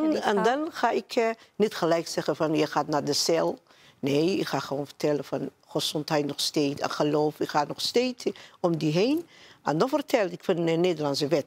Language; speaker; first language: Dutch; non-native, learner; Somali